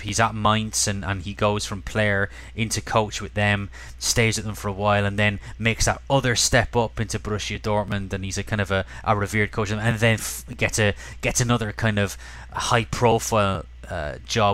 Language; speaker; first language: English; native; English